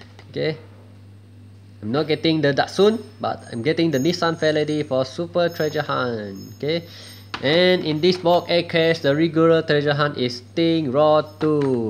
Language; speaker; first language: English; non-native, local second language; Malay